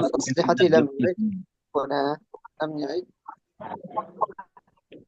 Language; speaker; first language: Arabic; non-native, learner; Bangla